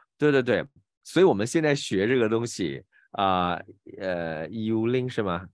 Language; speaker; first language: Chinese; native; Chinese